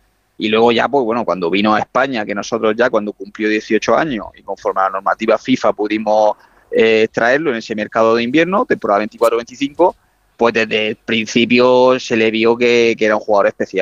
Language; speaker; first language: Spanish; native; Spanish